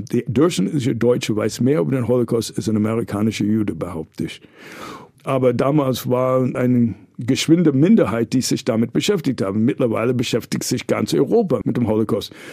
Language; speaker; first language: German; non-native, fluent; English